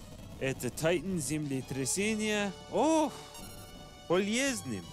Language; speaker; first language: Russian; non-native, learner; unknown